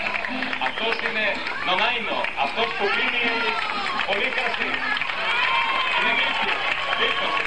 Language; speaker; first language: Greek; non-native, learner; Spanish